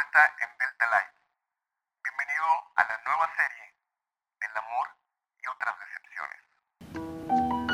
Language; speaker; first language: Spanish; native; Spanish